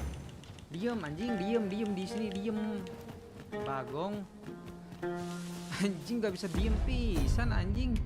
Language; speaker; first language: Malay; non-native, local second language; Sundanese